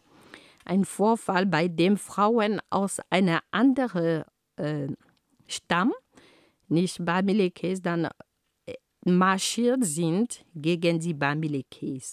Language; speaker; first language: German; non-native, fluent; Ghomala